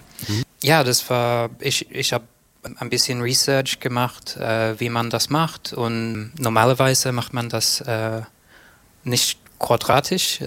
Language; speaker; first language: German; non-native, learner; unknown